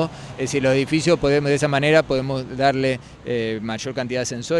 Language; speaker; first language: Spanish; native; Spanish